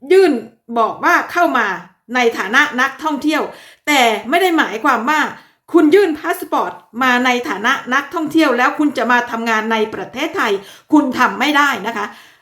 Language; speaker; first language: Thai; native; Thai